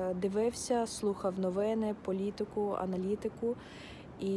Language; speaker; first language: Ukrainian; non-native, local second language; Russian